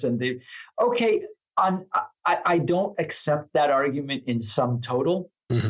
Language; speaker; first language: English; non-native, fluent; Spanish